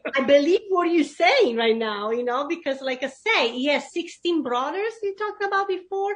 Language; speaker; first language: English; non-native, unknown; Italian